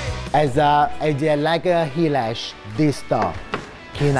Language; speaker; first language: Hungarian; non-native, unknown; Chinese